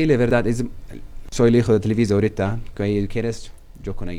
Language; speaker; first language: Spanish; non-native, learner; Arabic